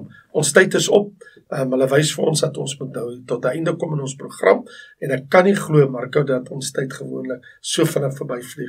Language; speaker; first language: Afrikaans; native; Afrikaans